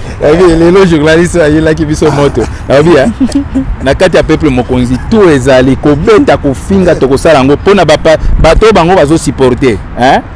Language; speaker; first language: Lingala; native; Lingala